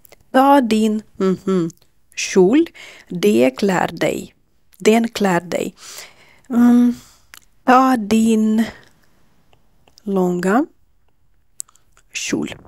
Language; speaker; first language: Swedish; non-native, learner; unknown